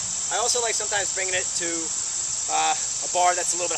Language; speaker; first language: English; native; English